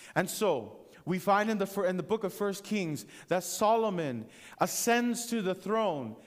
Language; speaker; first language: English; native; English